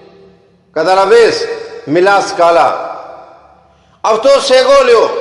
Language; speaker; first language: Greek; non-native, learner; Punjabi